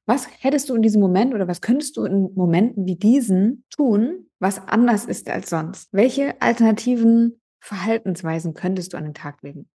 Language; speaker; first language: German; native; German